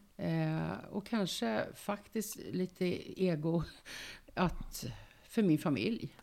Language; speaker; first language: Swedish; native; Swedish